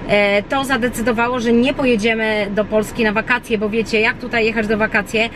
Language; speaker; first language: Polish; native; Polish